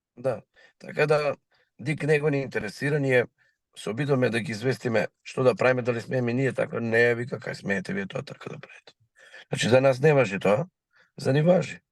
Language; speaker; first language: Macedonian; native; Macedonian